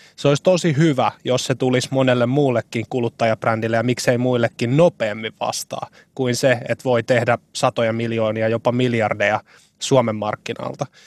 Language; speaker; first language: Finnish; native; Finnish